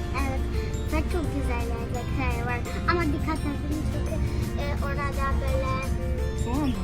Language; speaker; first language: Turkish; early bilingual, heritage; Turkish